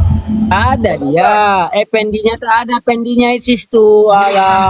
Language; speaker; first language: Indonesian; non-native, local second language; Achinese